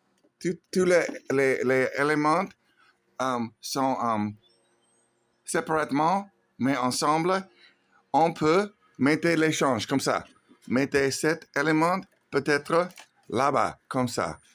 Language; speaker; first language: French; non-native, learner; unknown